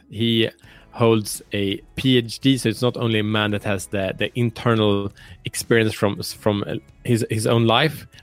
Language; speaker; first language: English; non-native, fluent; French